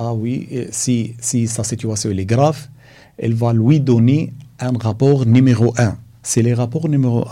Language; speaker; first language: French; non-native, fluent; Arabic